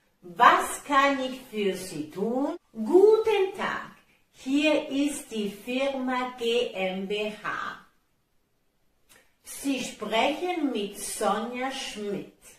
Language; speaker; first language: German; non-native, fluent; Italian